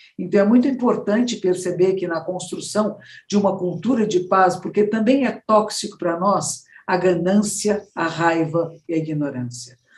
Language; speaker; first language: Portuguese; native; Portuguese